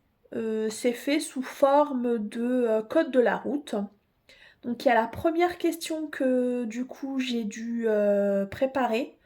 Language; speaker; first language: French; native; French